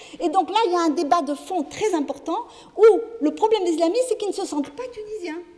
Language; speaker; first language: French; non-native, local second language; Arabic